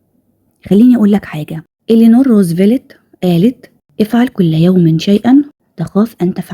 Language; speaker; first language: Arabic; native; Arabic